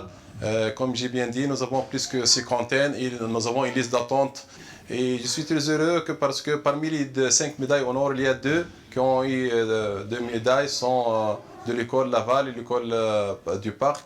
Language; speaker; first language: French; non-native, fluent; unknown